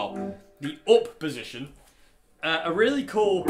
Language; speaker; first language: English; native; English